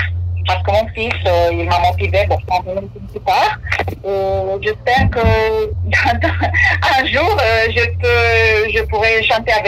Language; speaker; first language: French; non-native, learner; Romanian